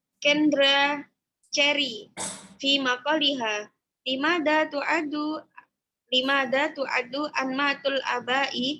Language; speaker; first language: Arabic; non-native, learner; Indonesian